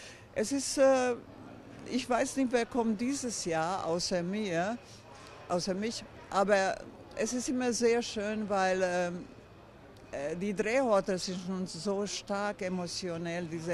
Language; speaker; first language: German; non-native, fluent; Croatian